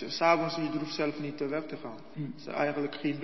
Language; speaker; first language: Dutch; non-native, learner; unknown